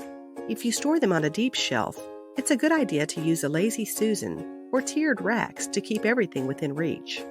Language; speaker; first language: English; native; English